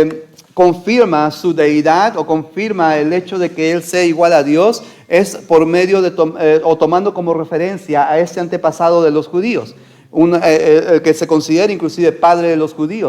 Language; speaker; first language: Spanish; native; Spanish